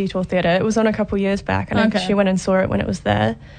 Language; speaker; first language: English; native; English